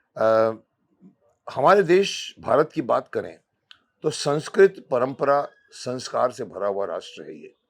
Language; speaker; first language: Hindi; native; Hindi